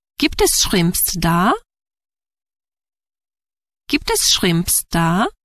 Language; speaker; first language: German; non-native, learner; Ukrainian